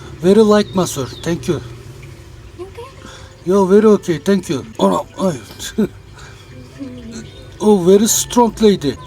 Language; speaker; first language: English; non-native, learner; Turkish